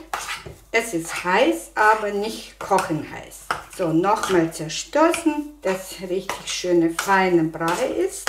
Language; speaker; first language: German; non-native, fluent; Russian